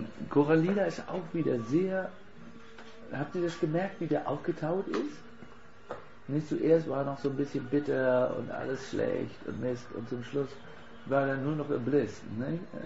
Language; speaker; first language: German; native; German